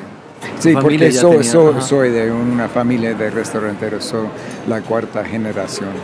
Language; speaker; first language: Spanish; non-native, fluent; English